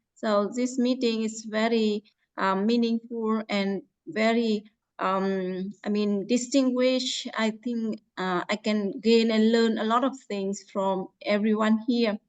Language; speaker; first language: English; non-native, fluent; Vietnamese